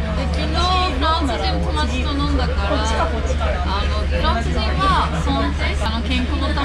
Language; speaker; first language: Japanese; non-native, learner; German